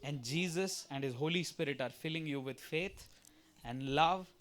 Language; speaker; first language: English; non-native, local second language; Hindi